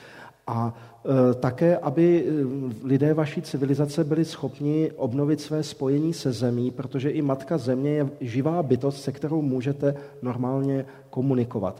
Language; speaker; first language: Czech; native; Czech